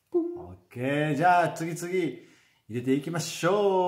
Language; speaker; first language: Japanese; native; Japanese